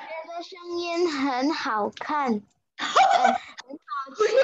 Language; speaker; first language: Chinese; non-native, learner; Indonesian